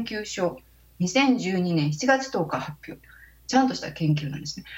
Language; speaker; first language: Japanese; native; Japanese